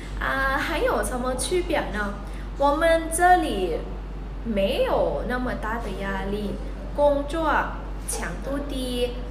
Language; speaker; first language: Chinese; non-native, fluent; Lao